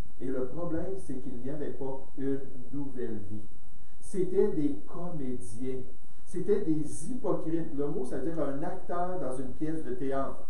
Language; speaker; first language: French; native; French